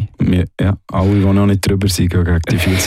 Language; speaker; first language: German; native; German